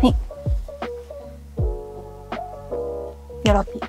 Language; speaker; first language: Japanese; non-native, learner; English